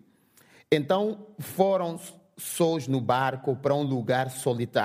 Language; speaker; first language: English; non-native, learner; Portuguese